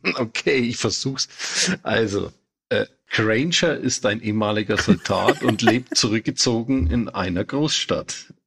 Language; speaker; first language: German; native; German